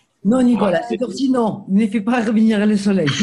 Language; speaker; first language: French; native; French